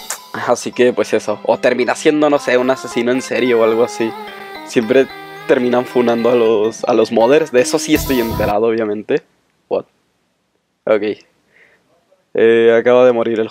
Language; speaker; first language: Spanish; native; Spanish